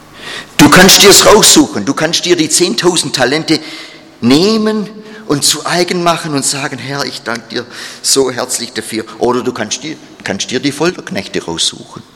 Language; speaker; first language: German; non-native, fluent; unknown